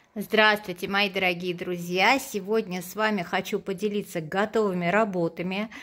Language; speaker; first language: Russian; non-native, local second language; Armenian